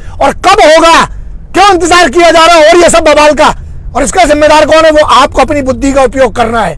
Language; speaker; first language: Hindi; native; Hindi